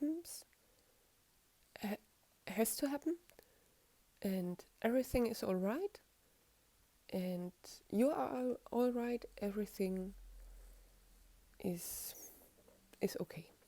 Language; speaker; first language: English; non-native, fluent; German